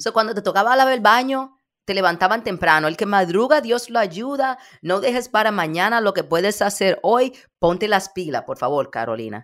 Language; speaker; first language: Spanish; early bilingual, heritage; Spanish